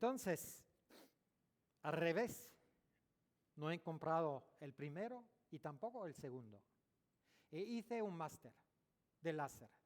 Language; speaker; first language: Spanish; non-native, learner; French